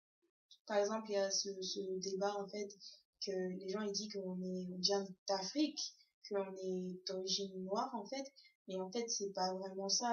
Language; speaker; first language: French; early bilingual, other home language; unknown